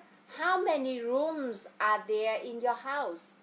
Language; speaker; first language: English; non-native, fluent; Vietnamese